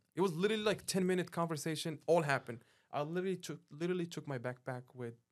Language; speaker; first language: English; non-native, fluent; Arabic